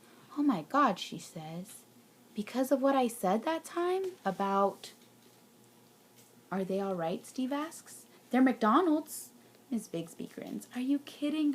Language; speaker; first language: English; native; English